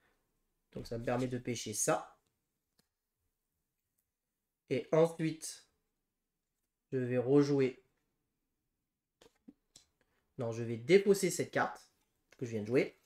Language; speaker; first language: French; native; French